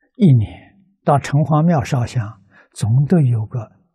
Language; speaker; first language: Chinese; native; Chinese